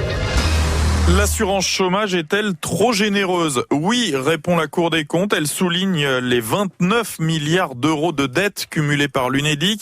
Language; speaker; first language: French; native; French